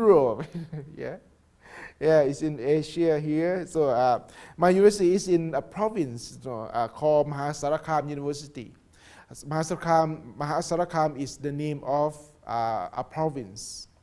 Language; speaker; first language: English; non-native, learner; Thai